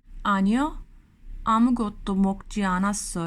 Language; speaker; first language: Korean; non-native, learner; Turkish